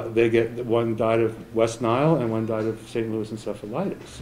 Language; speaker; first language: English; native; English